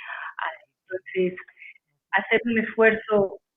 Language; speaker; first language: Spanish; non-native, fluent; English